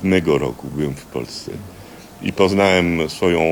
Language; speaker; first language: Polish; early bilingual, heritage; French